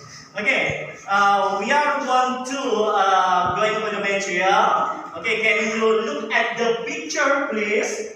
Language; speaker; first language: English; non-native, learner; Indonesian